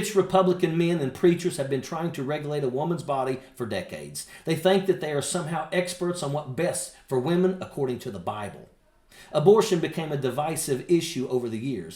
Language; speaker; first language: English; native; English